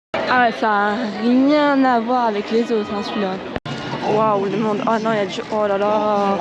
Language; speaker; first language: French; native; French